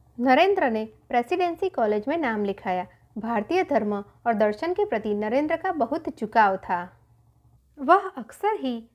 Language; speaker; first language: Hindi; non-native, local second language; Gujarati